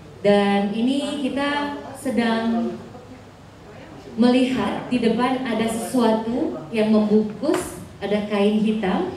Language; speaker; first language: Indonesian; native; Indonesian